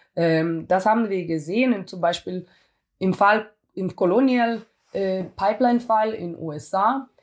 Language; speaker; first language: German; non-native, fluent; Hebrew